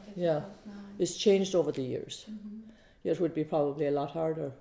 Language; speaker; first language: English; native; English